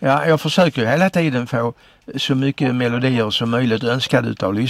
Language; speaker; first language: Swedish; native; Swedish